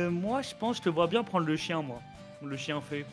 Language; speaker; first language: French; native; French